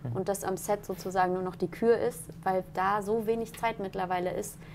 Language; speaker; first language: German; native; German